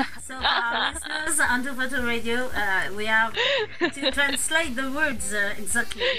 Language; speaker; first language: English; non-native, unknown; French